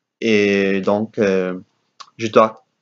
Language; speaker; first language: French; non-native, learner; English